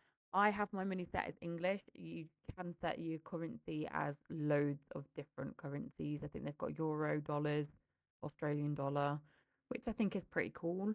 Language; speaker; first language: English; native; English